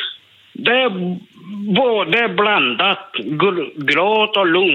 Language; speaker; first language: Swedish; non-native, learner; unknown